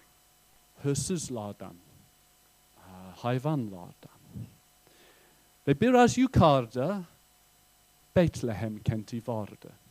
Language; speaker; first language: Turkish; non-native, fluent; English